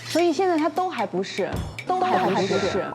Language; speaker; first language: Chinese; native; Chinese